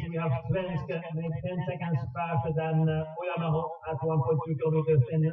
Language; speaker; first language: English; non-native, fluent; Finnish